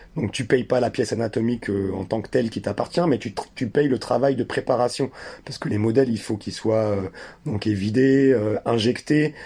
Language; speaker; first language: French; native; French